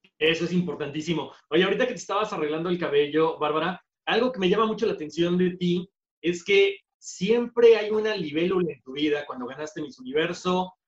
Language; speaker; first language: Spanish; native; Spanish